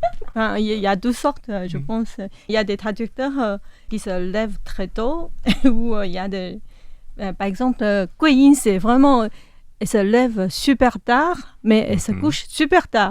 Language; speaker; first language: French; non-native, fluent; Chinese